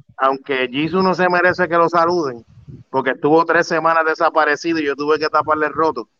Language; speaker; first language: Spanish; early bilingual, heritage; Spanish